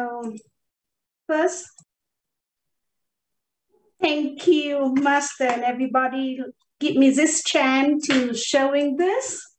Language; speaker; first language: English; non-native, learner; Vietnamese